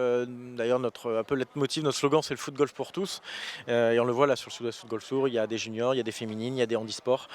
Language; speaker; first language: French; native; French